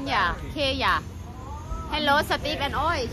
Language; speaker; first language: English; non-native, learner; Thai